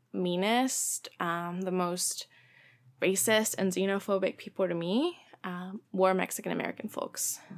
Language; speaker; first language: English; early bilingual, other home language; Spanish